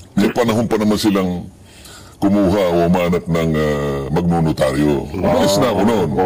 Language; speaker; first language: Filipino; non-native, local second language; Cebuano